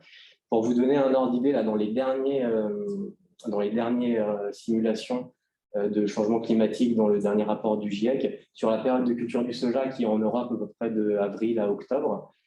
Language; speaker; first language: French; native; French